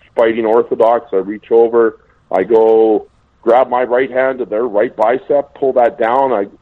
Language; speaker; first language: English; native; English